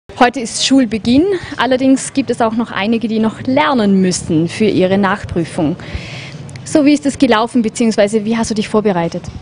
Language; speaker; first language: German; native; German